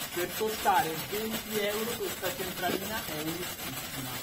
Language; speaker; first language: Italian; native; Italian